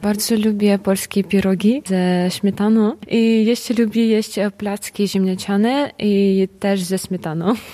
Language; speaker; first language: Polish; non-native, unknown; Ukrainian